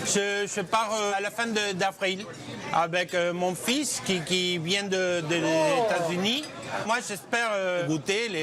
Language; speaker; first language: French; non-native, fluent; Spanish